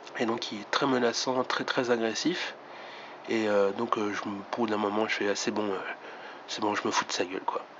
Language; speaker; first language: French; native; French